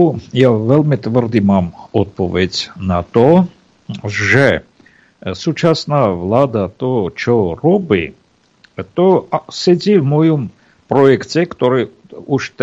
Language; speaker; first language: Slovak; non-native, fluent; Armenian